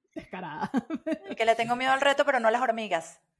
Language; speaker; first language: Spanish; native; Spanish